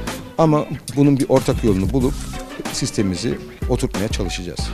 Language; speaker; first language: Turkish; early bilingual, heritage; Turkish